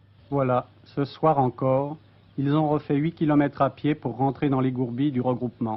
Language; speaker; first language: French; native; French